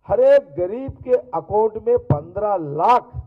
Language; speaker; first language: Hindi; non-native, local second language; Telugu